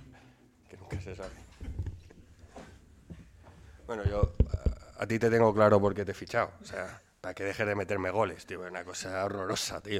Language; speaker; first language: Spanish; native; Spanish